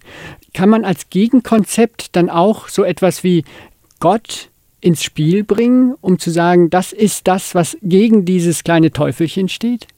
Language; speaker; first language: German; native; German